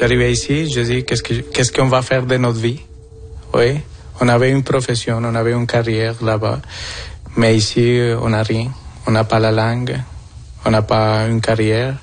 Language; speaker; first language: French; non-native, fluent; Spanish